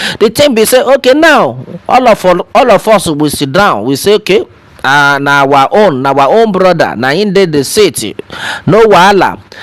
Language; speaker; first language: Nigerian Pidgin; non-native, local second language; Yoruba